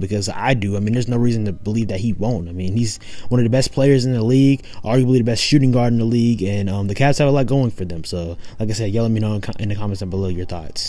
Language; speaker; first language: English; native; English